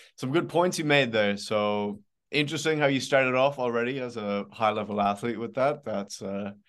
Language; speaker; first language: English; native; English